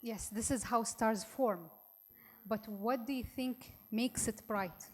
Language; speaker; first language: English; non-native, local second language; Arabic